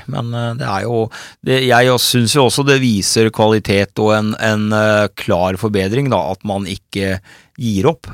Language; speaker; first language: Norwegian; native; Norwegian